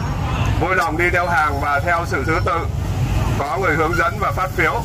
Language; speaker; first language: Vietnamese; native; Vietnamese